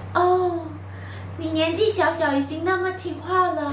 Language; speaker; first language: Chinese; native; Chinese